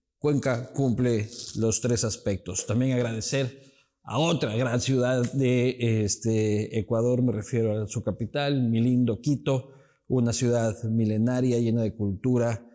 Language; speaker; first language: Spanish; native; Spanish